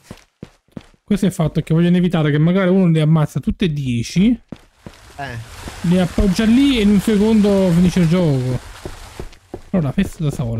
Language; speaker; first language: Italian; native; Italian